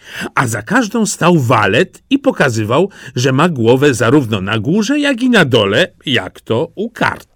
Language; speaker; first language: Polish; native; Polish